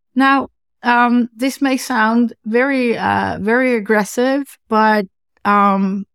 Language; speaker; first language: English; non-native, fluent; Dutch